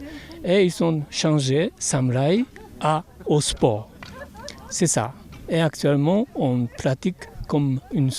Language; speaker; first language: French; non-native, fluent; Japanese